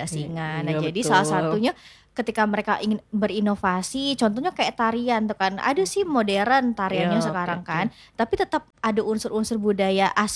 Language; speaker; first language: Indonesian; native; Indonesian